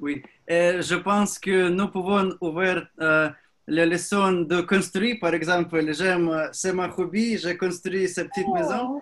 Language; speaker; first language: French; non-native, learner; Russian